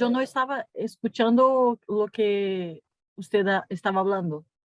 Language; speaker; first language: Spanish; non-native, learner; Portuguese